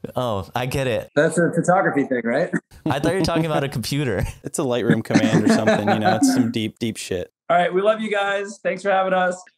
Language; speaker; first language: English; native; English